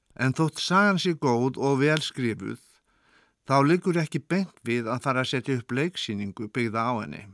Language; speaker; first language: Icelandic; native; Icelandic